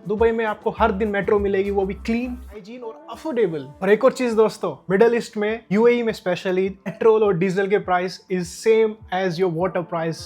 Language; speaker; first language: Hindi; native; Hindi